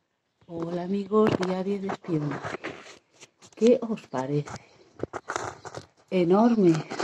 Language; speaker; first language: Spanish; native; Spanish